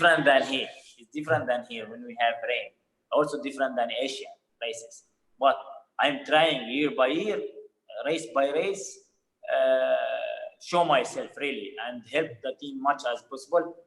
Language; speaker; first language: English; non-native, fluent; Arabic